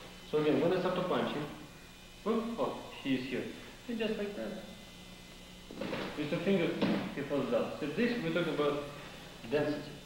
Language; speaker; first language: English; non-native, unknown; Russian